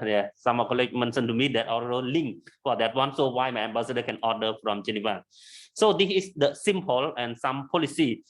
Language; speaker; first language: English; non-native, learner; Khmer